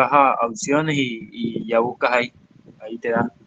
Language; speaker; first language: Spanish; native; Spanish